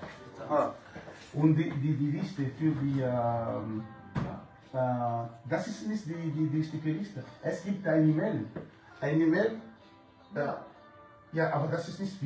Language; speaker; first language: German; non-native, fluent; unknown